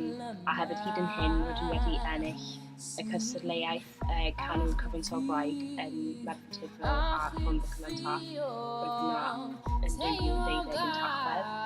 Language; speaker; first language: Welsh; non-native, local second language; English